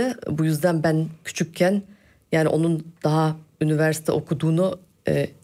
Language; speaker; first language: Turkish; early bilingual, heritage; Turkish